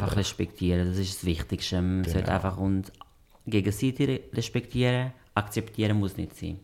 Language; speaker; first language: German; non-native, fluent; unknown